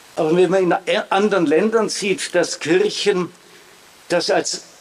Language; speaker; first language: German; native; German